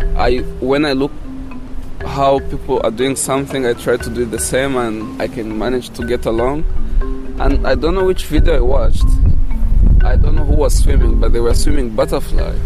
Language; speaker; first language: English; non-native, fluent; Kinyarwanda